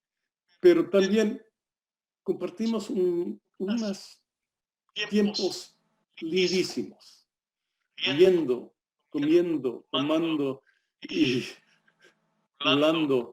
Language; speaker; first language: Spanish; non-native, fluent; English